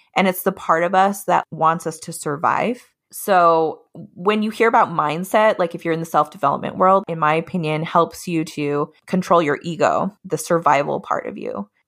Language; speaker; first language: English; native; English